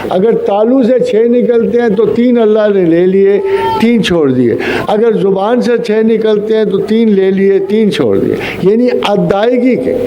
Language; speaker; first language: Urdu; non-native, local second language; Punjabi